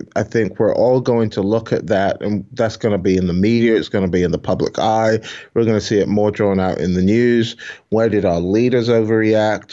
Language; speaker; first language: English; native; English